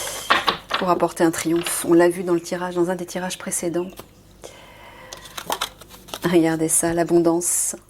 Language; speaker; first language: French; native; French